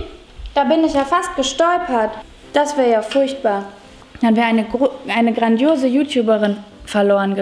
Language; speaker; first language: German; native; German